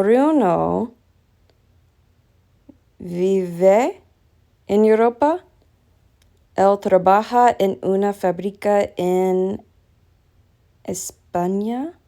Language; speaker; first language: Spanish; non-native, learner; English